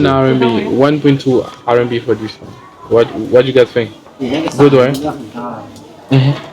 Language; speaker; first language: English; non-native, fluent; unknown